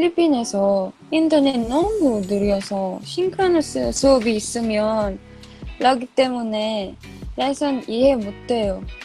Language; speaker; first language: Korean; non-native, learner; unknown